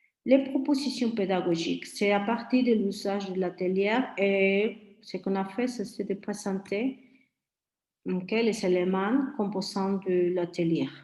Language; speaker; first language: French; non-native, fluent; Spanish